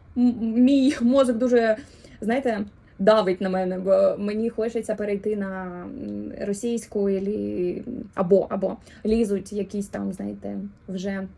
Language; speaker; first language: Ukrainian; non-native, local second language; Russian